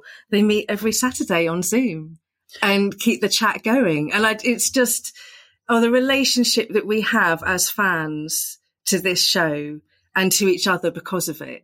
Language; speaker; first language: English; native; English